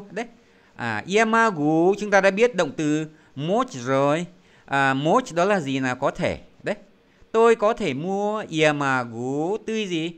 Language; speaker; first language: Vietnamese; native; Vietnamese